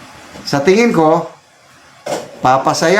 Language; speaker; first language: Filipino; native; Filipino